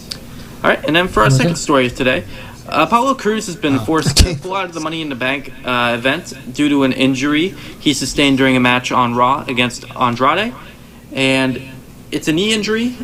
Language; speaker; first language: English; native; English